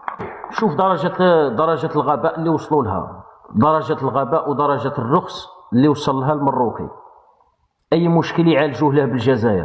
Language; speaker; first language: Arabic; native; Arabic